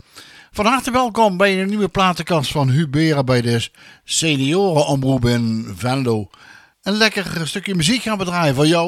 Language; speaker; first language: Dutch; native; Dutch